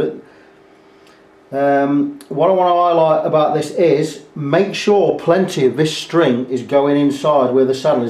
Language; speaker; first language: English; native; English